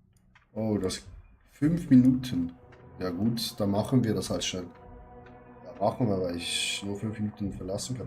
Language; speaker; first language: German; native; German